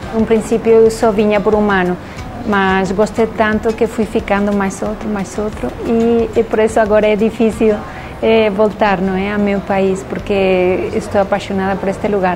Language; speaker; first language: Portuguese; non-native, fluent; Spanish